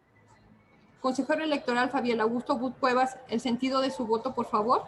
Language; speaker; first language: Spanish; native; Spanish